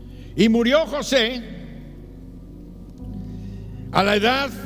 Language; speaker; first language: Spanish; native; Spanish